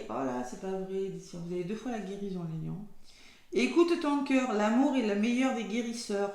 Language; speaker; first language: French; native; French